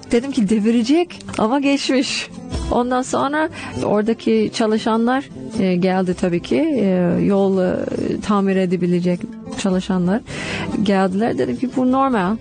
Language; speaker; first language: Turkish; non-native, fluent; English